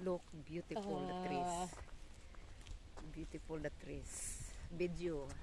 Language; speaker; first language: English; non-native, learner; Cebuano